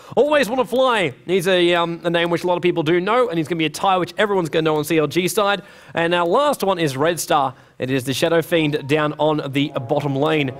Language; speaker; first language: English; native; English